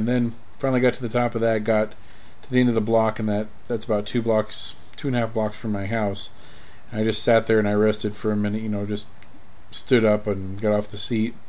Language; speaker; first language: English; native; English